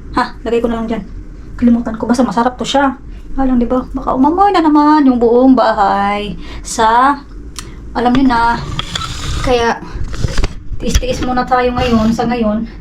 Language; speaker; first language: Filipino; non-native, local second language; Cebuano